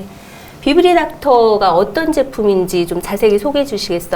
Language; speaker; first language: Korean; native; Korean